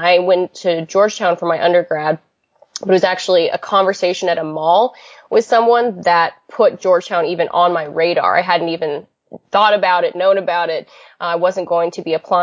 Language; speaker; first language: English; native; English